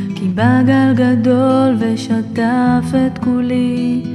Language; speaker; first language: Hebrew; early bilingual, other home language; English